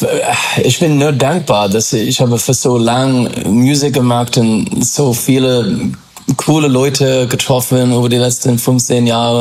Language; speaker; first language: German; non-native, learner; English